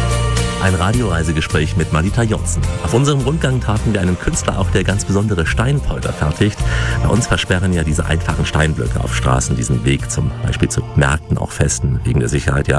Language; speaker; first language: German; native; German